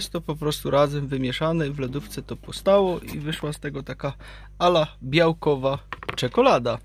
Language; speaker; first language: Polish; native; Polish